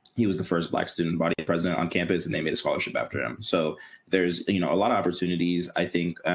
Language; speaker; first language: English; native; English